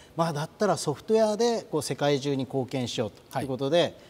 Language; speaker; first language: Japanese; native; Japanese